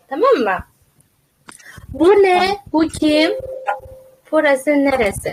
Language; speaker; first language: Turkish; non-native, fluent; Uzbek